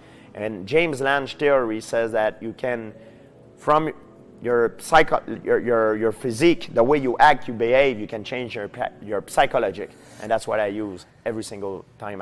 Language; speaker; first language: English; non-native, local second language; French